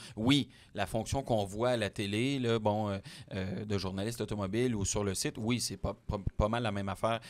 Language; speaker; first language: French; native; French